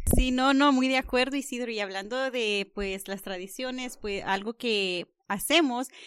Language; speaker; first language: Spanish; early bilingual, heritage; Spanish